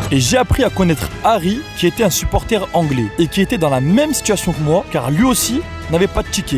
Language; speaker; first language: French; native; French